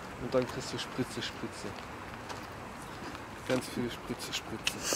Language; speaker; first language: German; native; German